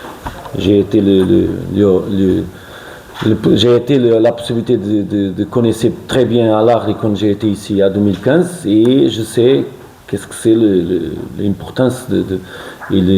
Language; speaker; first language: French; non-native, fluent; Portuguese